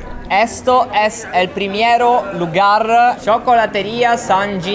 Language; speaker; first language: Spanish; non-native, learner; Italian